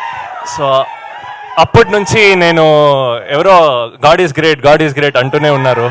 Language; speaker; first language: Telugu; non-native, learner; Kannada